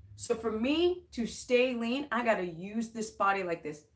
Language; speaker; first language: English; native; English